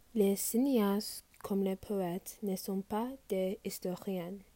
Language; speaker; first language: French; non-native, fluent; English